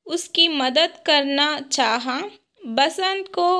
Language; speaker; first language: Hindi; non-native, local second language; Kannada